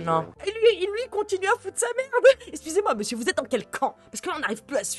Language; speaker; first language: French; native; French